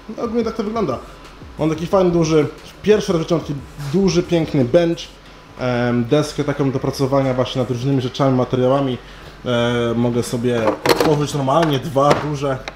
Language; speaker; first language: Polish; early bilingual, other home language; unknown